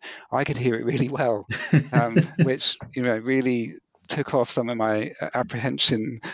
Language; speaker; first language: English; native; English